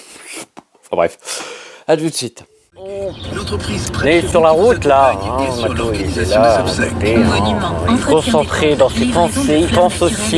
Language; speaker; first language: French; native; French